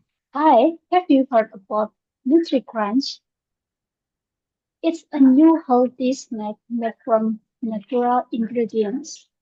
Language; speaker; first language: English; non-native, learner; Indonesian